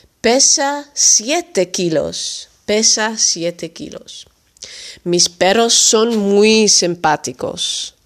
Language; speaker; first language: Spanish; non-native, fluent; Dutch